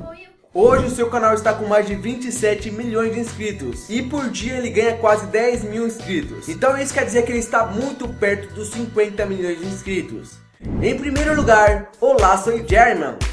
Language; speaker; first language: Portuguese; native; Portuguese